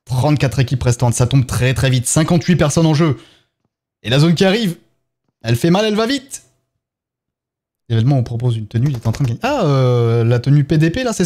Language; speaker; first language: French; native; French